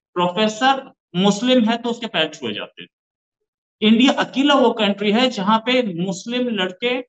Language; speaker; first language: Hindi; native; Hindi